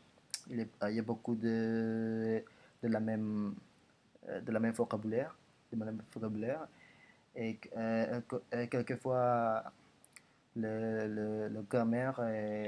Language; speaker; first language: French; non-native, learner; Indonesian